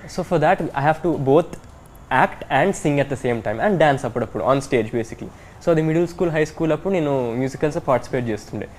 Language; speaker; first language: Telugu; early bilingual, heritage; Telugu